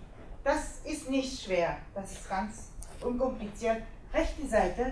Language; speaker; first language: German; non-native, learner; Japanese